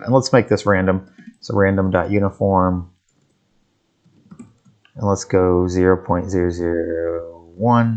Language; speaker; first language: English; native; English